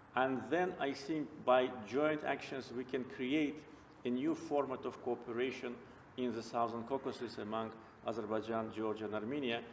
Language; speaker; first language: English; non-native, fluent; Azerbaijani